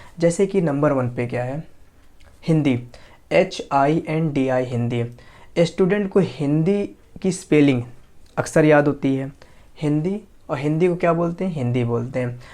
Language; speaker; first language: Hindi; native; Hindi